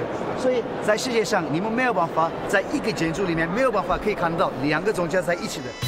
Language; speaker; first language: Chinese; non-native, fluent; Turkish